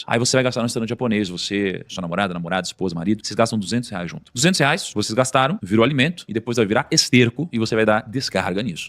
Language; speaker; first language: Portuguese; native; Portuguese